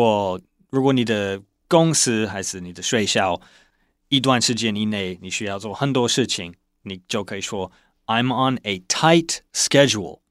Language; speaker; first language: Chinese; non-native, fluent; English